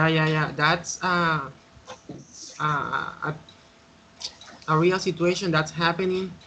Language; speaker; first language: English; non-native, fluent; Spanish